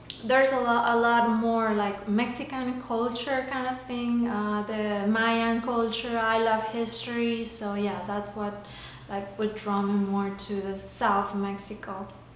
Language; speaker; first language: English; non-native, fluent; Spanish